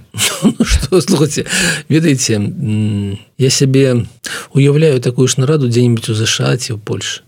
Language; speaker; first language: Belarusian; non-native, local second language; Russian